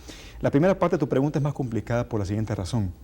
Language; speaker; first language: Spanish; native; Spanish